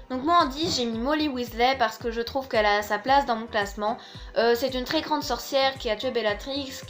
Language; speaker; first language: French; native; French